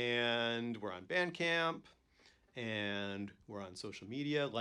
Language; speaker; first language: English; native; English